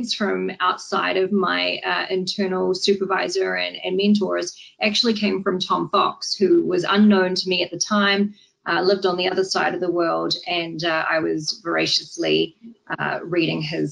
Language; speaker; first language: English; native; English